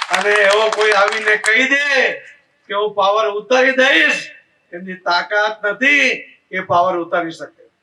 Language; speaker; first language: Gujarati; non-native, local second language; Marathi